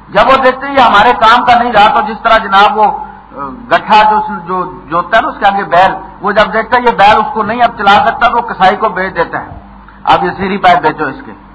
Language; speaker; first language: Urdu; non-native, local second language; Punjabi